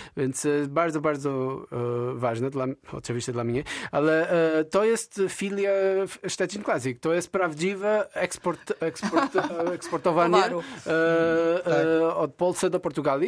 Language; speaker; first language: Polish; non-native, learner; Portuguese